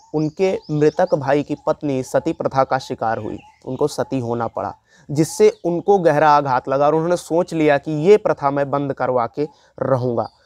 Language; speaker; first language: Hindi; native; Hindi